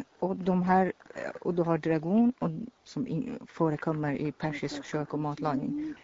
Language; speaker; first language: Swedish; non-native, fluent; Persian